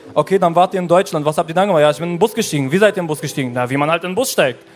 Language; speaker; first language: German; early bilingual, other home language; Arabic